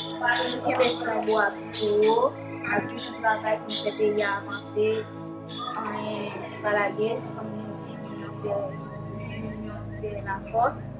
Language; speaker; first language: French; non-native, local second language; Haitian Creole